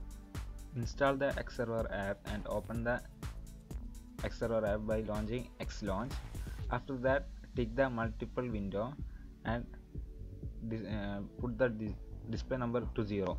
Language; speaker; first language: English; non-native, fluent; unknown